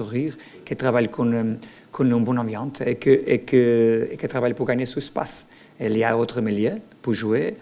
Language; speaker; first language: French; non-native, learner; Portuguese